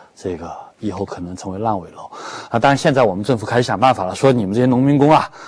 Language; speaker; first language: Chinese; native; Chinese